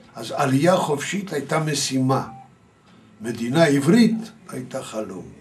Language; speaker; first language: Hebrew; early bilingual, other home language; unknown